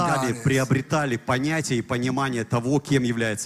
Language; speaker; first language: Russian; native; Russian